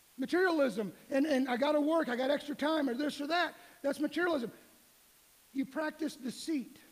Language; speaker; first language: English; native; English